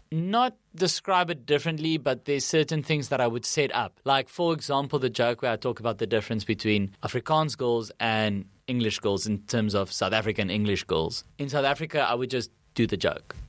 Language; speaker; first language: English; non-native, local second language; Afrikaans